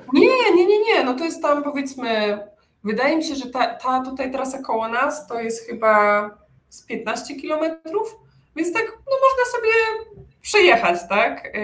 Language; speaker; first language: Polish; native; Polish